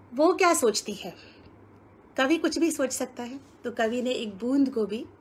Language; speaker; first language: Hindi; native; Hindi